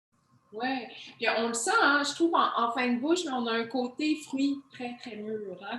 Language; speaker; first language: French; native; French